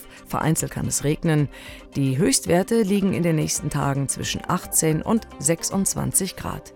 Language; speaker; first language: German; native; German